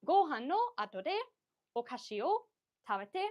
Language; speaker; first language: Japanese; non-native, learner; English